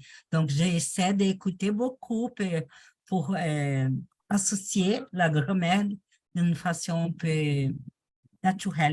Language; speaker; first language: French; non-native, learner; Portuguese